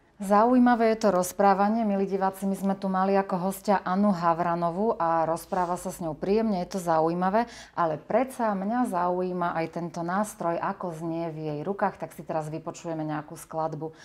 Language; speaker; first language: Slovak; native; Slovak